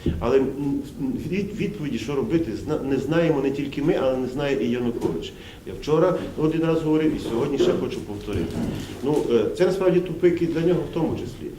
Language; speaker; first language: Ukrainian; native; Ukrainian